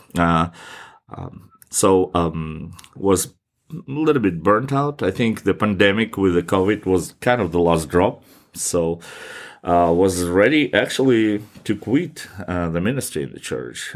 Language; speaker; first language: English; non-native, fluent; Russian